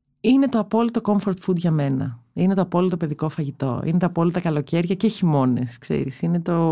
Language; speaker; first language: Greek; native; Greek